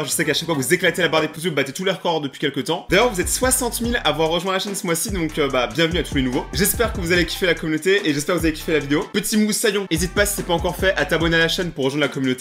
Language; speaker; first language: French; native; French